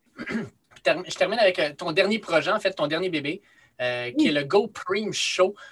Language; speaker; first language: French; native; French